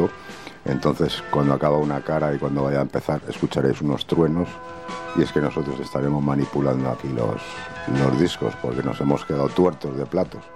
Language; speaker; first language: Spanish; native; Spanish